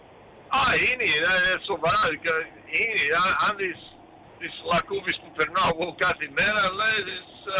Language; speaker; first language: Greek; early bilingual, heritage; Greek